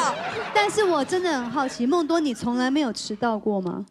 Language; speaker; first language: Chinese; native; Chinese